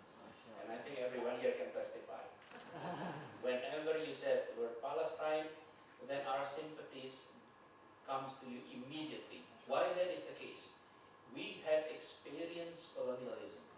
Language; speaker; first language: English; non-native, fluent; Indonesian